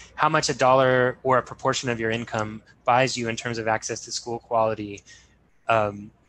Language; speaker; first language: English; native; English